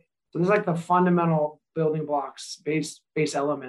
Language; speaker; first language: English; native; English